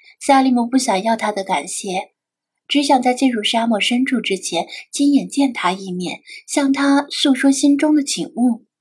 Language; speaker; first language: Chinese; native; Chinese